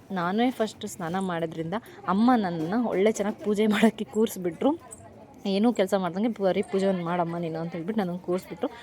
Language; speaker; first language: Kannada; non-native, local second language; Lambadi